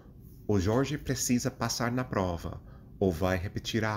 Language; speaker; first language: Portuguese; non-native, fluent; English